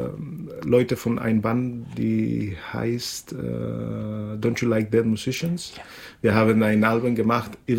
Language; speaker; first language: German; non-native, fluent; Spanish